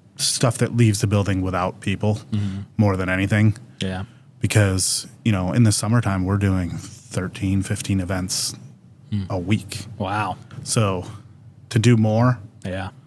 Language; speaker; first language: English; native; English